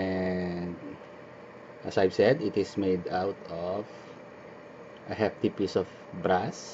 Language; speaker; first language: English; non-native, local second language; Filipino